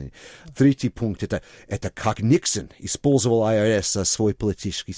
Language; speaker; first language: Russian; non-native, fluent; English